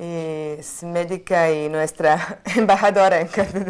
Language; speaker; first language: Spanish; non-native, fluent; Bosnian